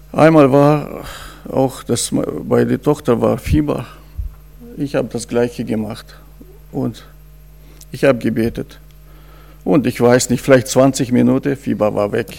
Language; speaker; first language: German; non-native, fluent; Russian